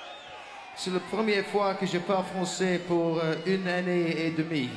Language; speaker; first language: French; non-native, fluent; English